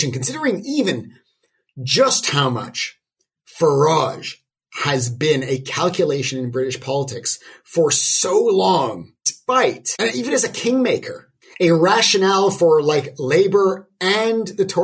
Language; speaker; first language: English; native; English